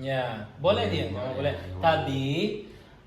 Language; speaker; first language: Indonesian; non-native, learner; Arabic